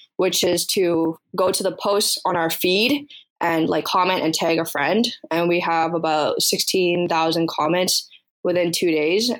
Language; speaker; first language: English; early bilingual, other home language; Chinese